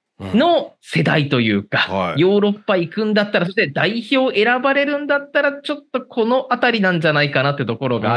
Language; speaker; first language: Japanese; native; Japanese